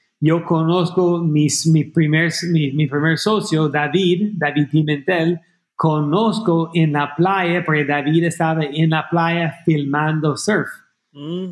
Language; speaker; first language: Spanish; non-native, fluent; English